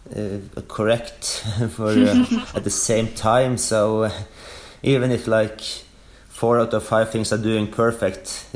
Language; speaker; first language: English; non-native, fluent; Norwegian